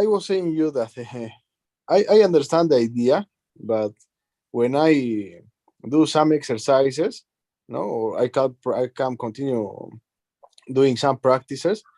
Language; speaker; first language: English; non-native, learner; Spanish